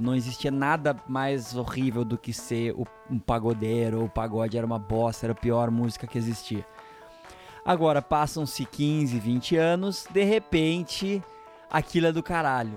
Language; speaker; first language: Portuguese; native; Portuguese